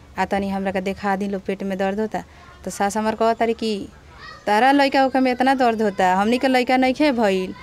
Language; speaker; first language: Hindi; native; Hindi